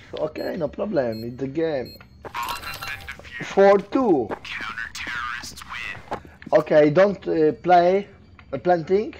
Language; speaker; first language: English; non-native, learner; Polish